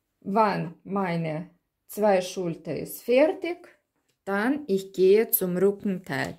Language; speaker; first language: German; non-native, learner; Russian